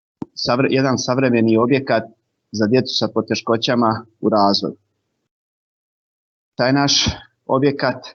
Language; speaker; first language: Bosnian; native; Bosnian